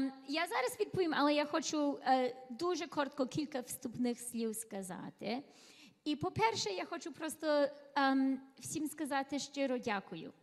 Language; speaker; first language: Ukrainian; early bilingual, heritage; Ukrainian